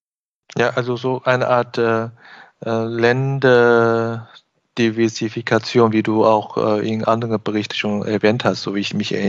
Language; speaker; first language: German; non-native, fluent; Chinese